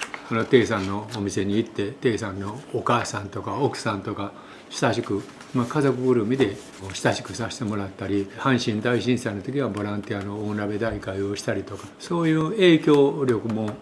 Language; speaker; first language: Japanese; native; Japanese